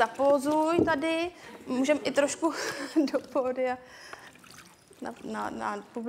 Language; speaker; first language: Czech; native; Czech